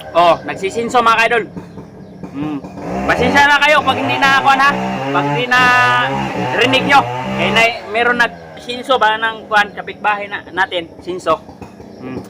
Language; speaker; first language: Filipino; non-native, local second language; Cebuano